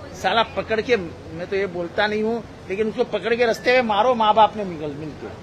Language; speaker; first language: Hindi; non-native, local second language; Marathi